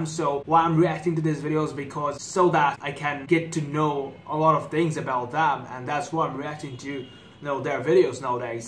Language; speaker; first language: English; non-native, fluent; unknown